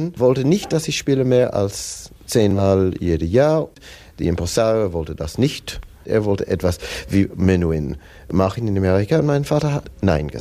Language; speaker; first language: German; non-native, learner; English